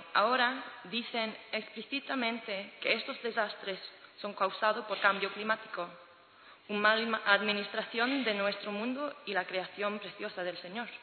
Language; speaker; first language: Spanish; non-native, learner; English